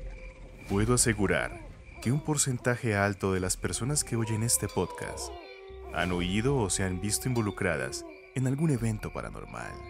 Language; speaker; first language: Spanish; native; Spanish